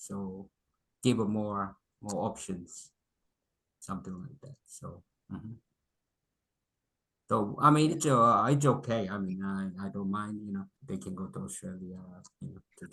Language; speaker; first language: English; non-native, local second language; Korean